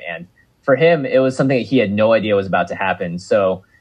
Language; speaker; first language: English; native; English